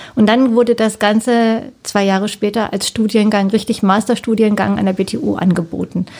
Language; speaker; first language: German; native; German